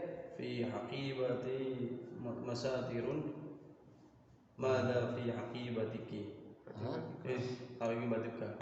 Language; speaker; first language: Arabic; non-native, learner; Indonesian